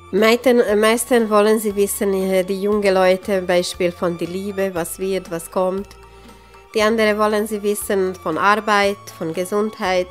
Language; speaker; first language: German; non-native, local second language; Serbian